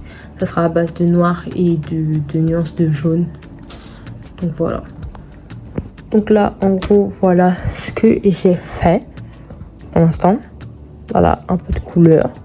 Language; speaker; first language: French; native; French